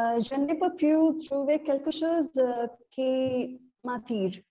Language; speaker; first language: French; non-native, learner; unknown